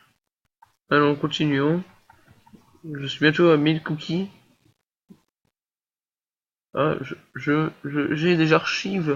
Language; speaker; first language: French; native; French